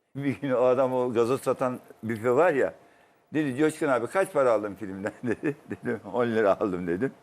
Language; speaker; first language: Turkish; native; Turkish